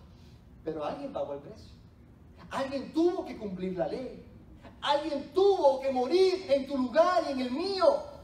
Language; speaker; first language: Spanish; native; Spanish